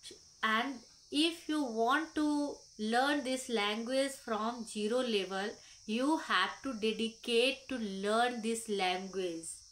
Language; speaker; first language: English; non-native, local second language; Hindi